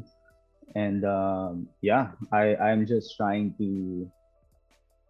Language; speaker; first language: English; non-native, local second language; Filipino